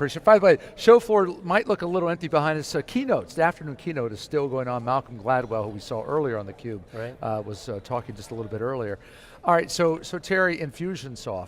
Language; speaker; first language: English; native; English